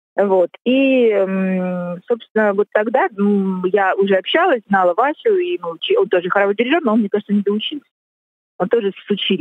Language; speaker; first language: Russian; native; Russian